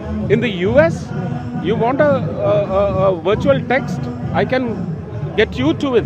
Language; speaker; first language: English; non-native, local second language; Malayalam